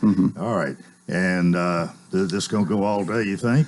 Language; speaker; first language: English; native; English